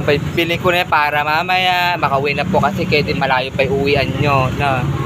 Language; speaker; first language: Filipino; native; Filipino